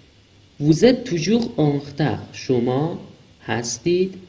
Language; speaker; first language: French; non-native, fluent; Persian